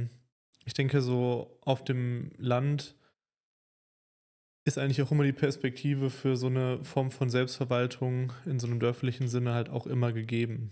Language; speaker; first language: German; native; German